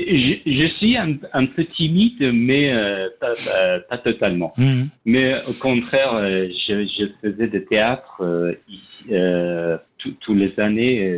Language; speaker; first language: French; non-native, fluent; Persian